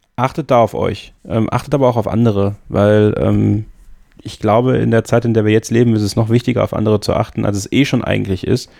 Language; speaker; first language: German; native; German